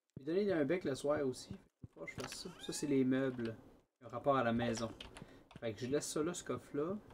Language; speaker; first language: French; native; French